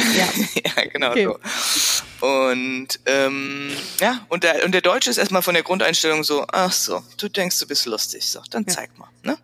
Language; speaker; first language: German; native; German